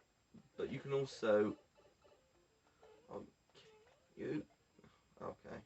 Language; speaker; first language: English; native; English